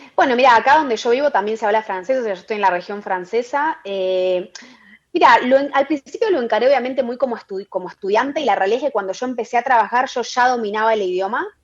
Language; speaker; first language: Spanish; native; Spanish